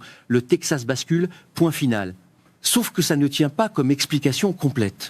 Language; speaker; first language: French; native; French